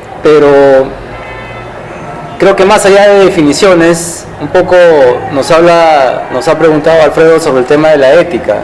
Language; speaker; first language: Spanish; native; Spanish